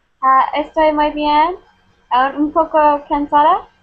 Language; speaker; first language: Spanish; non-native, learner; English